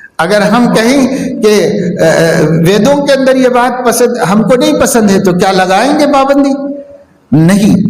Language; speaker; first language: Urdu; native; Urdu